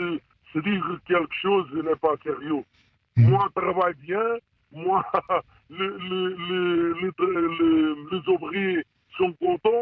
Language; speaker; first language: French; non-native, learner; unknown